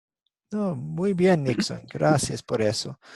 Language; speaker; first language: Spanish; non-native, fluent; English